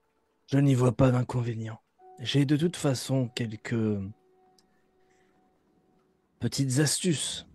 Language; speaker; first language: French; native; French